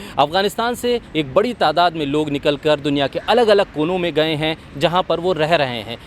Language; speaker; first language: Hindi; native; Hindi